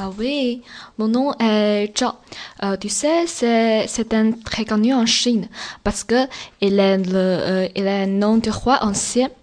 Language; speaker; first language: French; non-native, learner; Chinese